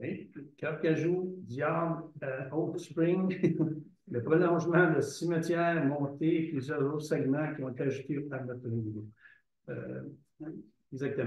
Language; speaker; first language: French; native; French